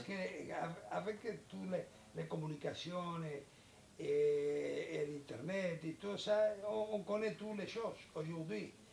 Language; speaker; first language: French; non-native, learner; Spanish